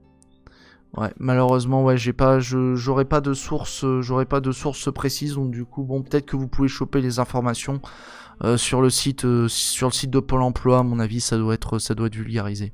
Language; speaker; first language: French; native; French